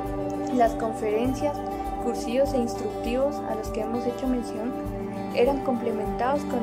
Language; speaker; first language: Spanish; native; Spanish